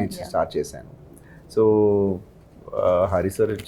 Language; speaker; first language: Telugu; non-native, learner; Tamil